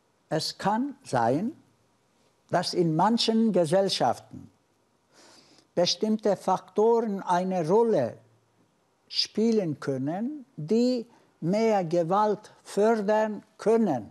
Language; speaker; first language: German; non-native, fluent; Turkish